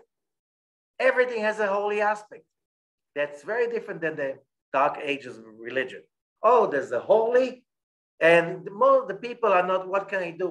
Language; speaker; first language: English; non-native, fluent; Hebrew